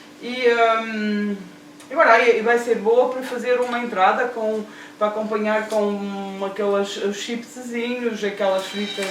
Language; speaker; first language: Portuguese; early bilingual, heritage; Portuguese